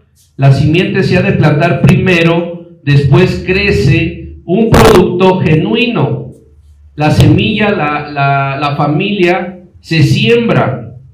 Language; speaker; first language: Spanish; native; Spanish